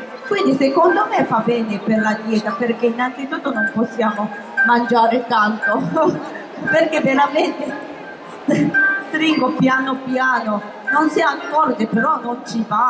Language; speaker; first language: Italian; non-native, fluent; Japanese